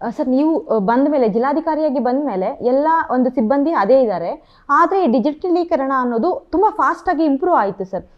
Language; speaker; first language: Kannada; native; Kannada